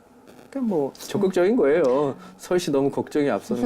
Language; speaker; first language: Korean; native; Korean